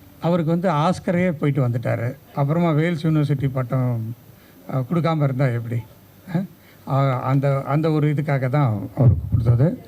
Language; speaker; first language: Tamil; native; Tamil